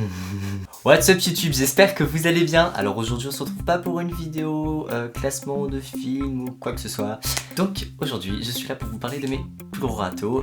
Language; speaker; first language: French; native; French